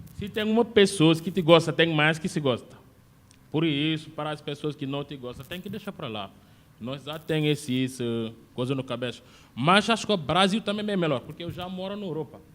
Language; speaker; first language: Portuguese; non-native, learner; Wolof